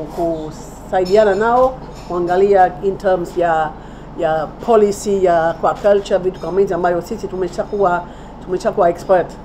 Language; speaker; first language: Swahili; non-native, fluent; Seselwa Creole French